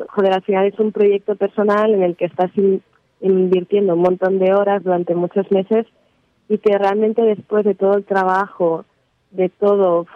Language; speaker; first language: Spanish; native; Spanish